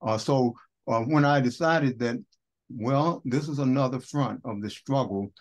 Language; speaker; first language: English; native; English